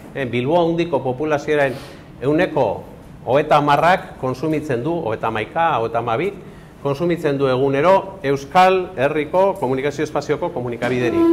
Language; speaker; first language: Basque; native; Basque